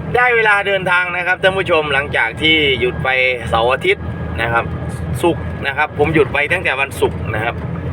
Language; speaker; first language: Thai; non-native, local second language; Northeastern Thai